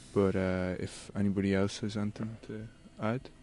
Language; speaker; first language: English; native; English